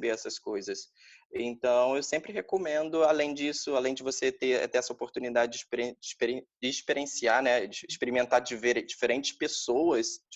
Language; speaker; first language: Portuguese; native; Portuguese